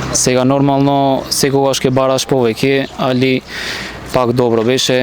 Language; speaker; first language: Macedonian; non-native, local second language; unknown